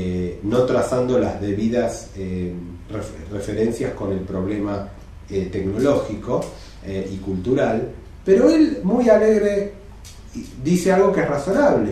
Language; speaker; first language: Spanish; native; Spanish